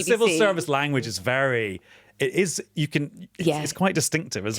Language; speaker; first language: English; native; English